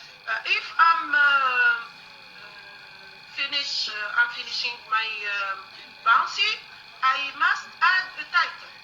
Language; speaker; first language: English; non-native, learner; Arabic